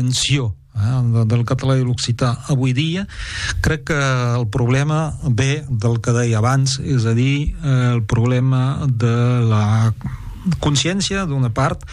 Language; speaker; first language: Catalan; non-native, fluent; French